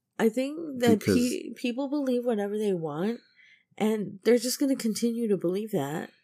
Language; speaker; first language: English; native; English